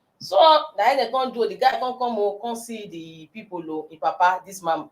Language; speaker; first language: Nigerian Pidgin; non-native, local second language; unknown